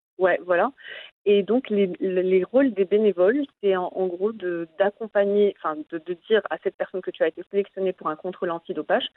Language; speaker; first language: French; non-native, local second language; Arabic